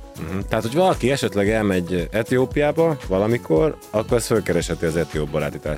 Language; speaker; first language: Hungarian; native; Hungarian